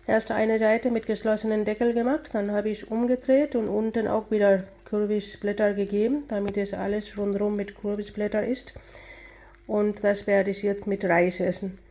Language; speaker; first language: German; non-native, fluent; Bangla